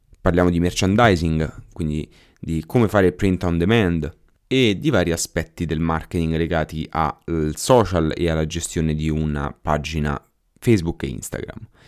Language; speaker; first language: Italian; native; Italian